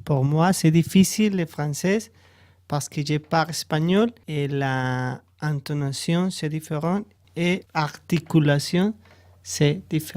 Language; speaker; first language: French; non-native, learner; Spanish